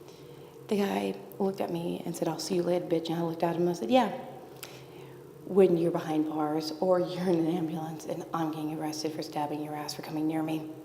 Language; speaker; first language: English; native; English